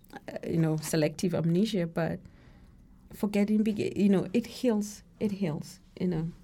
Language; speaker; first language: English; non-native, local second language; Kikuyu